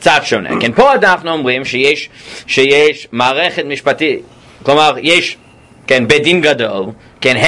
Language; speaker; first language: Hebrew; non-native, fluent; English